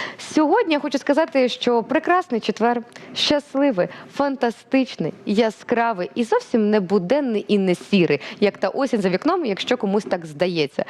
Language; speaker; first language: Ukrainian; native; Ukrainian